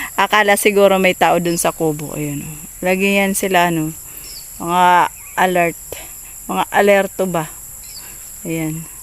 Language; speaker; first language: Filipino; non-native, local second language; Waray